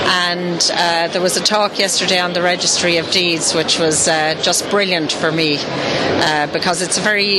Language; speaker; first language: English; native; English